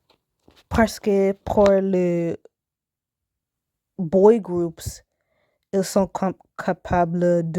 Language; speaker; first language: French; non-native, learner; English